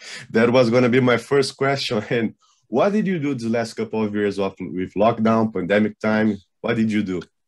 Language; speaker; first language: English; non-native, fluent; Portuguese